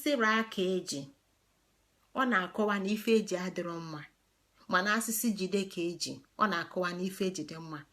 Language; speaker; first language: Igbo; native; Igbo